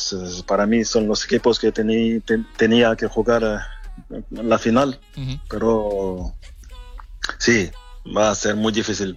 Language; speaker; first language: Spanish; non-native, learner; French